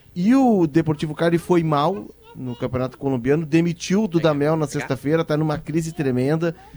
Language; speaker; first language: Portuguese; native; Portuguese